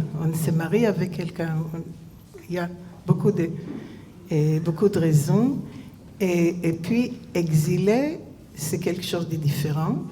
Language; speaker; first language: French; non-native, fluent; Hebrew